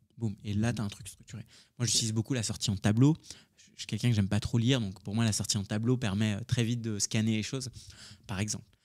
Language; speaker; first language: French; early bilingual, other home language; Hindi